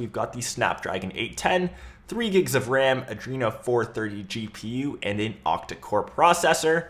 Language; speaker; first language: English; native; English